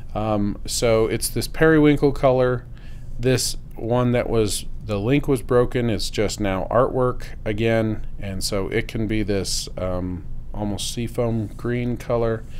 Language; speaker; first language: English; native; English